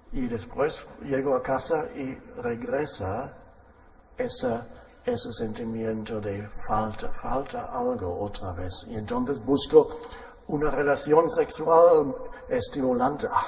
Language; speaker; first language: Spanish; non-native, fluent; German